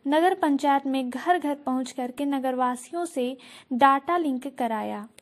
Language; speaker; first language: Hindi; native; Hindi